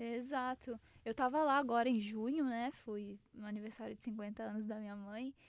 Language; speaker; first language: Portuguese; native; Portuguese